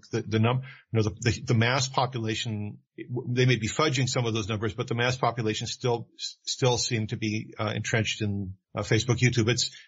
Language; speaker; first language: English; native; English